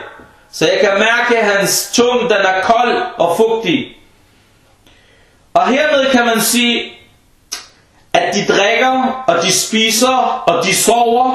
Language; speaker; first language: Danish; non-native, fluent; Arabic